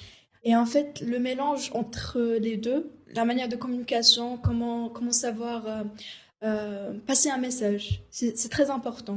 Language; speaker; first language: French; non-native, local second language; Arabic